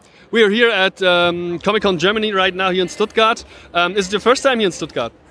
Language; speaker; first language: English; non-native, learner; German